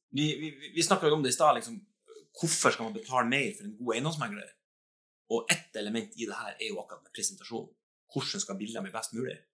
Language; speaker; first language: Norwegian; native; Norwegian